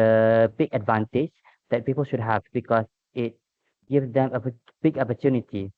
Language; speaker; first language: English; non-native, local second language; Malay